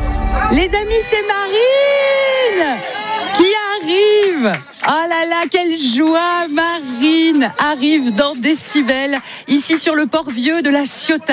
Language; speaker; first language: French; native; French